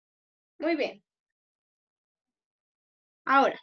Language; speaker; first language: Spanish; native; Spanish